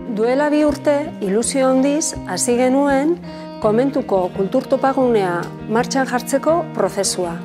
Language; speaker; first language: Basque; native; Basque